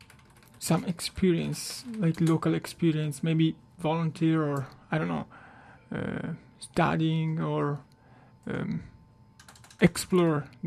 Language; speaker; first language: English; non-native, learner; Italian